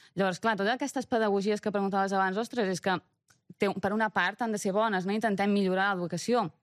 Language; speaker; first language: Catalan; early bilingual, other home language; Romanian